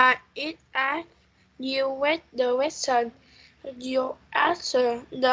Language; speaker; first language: English; non-native, learner; Vietnamese